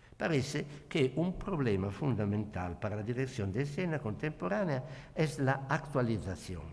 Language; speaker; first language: Spanish; non-native, learner; Italian